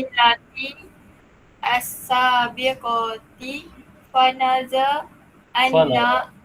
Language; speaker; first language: Arabic; non-native, learner; Malay